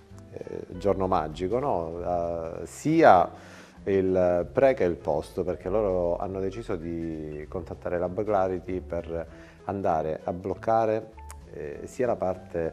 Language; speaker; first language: Italian; native; Italian